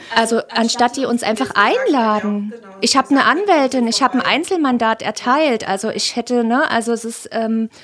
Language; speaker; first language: German; native; German